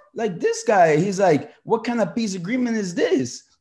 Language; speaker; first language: English; early bilingual, other home language; Spanish